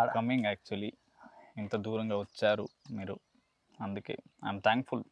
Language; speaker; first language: Telugu; non-native, learner; Kannada